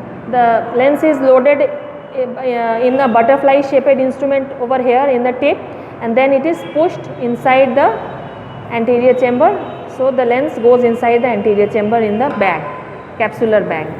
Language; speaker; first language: English; non-native, local second language; Bangla